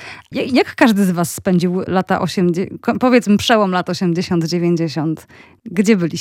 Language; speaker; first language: Polish; native; Polish